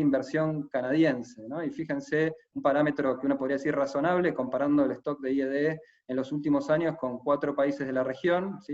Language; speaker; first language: Spanish; native; Spanish